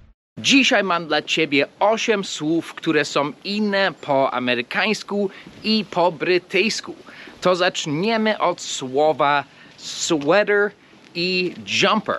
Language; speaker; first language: Polish; non-native, fluent; English